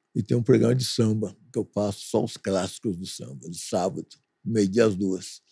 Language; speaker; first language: Portuguese; native; Portuguese